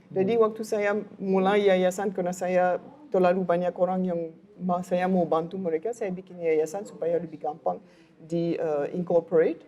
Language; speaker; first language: Indonesian; non-native, learner; French